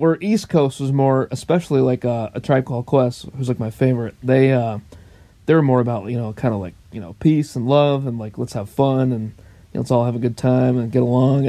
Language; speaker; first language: English; native; English